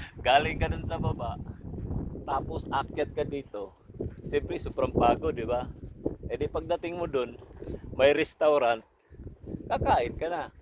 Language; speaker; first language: Filipino; non-native, local second language; Cebuano